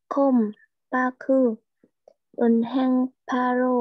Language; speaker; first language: Korean; non-native, learner; Vietnamese